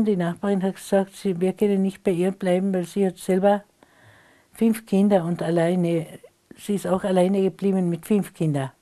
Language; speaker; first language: German; non-native, local second language; Slovenian